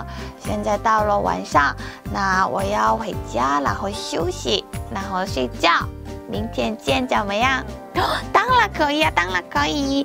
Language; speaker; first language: Chinese; non-native, fluent; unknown